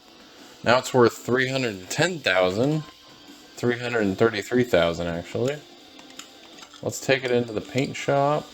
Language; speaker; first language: English; native; English